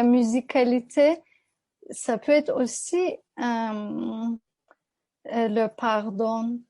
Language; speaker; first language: French; non-native, fluent; Turkish